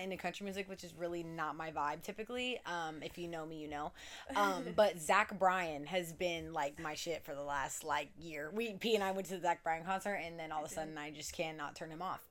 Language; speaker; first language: English; native; English